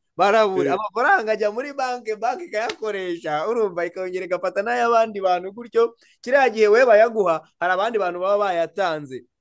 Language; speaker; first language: Kinyarwanda; native; Kinyarwanda